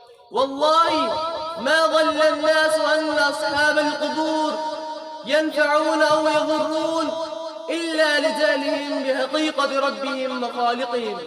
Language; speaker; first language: Arabic; non-native, fluent; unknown